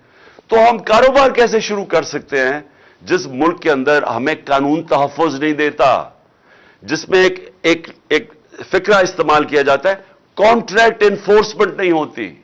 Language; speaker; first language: Urdu; native; Urdu